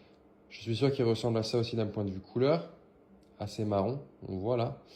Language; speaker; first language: French; native; French